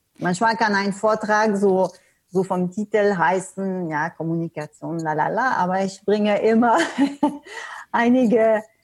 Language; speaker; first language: German; non-native, fluent; English